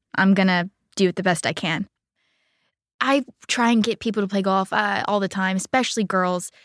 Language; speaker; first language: English; native; English